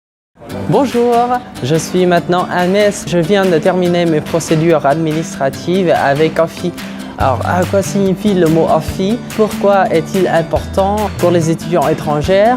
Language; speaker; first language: French; non-native, fluent; Vietnamese